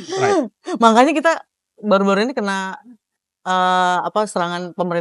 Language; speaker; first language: Indonesian; native; Indonesian